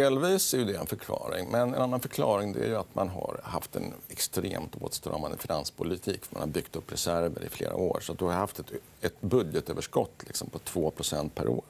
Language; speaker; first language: Swedish; native; Swedish